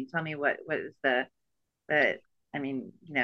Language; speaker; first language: English; native; English